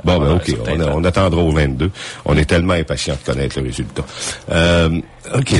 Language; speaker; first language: French; native; French